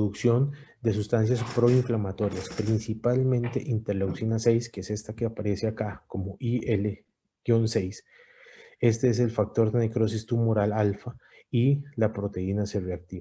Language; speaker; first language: Spanish; native; Spanish